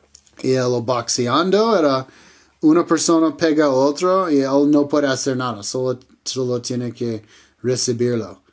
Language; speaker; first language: Spanish; non-native, learner; English